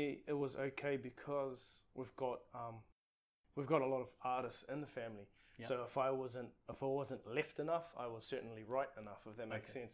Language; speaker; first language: English; non-native, local second language; Māori